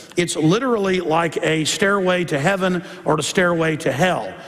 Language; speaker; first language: English; native; English